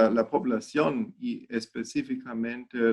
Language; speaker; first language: Spanish; non-native, fluent; German